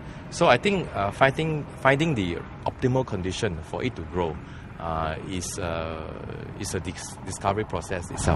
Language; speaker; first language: English; non-native, local second language; Chinese